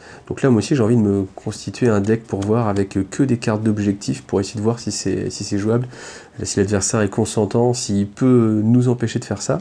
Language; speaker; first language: French; native; French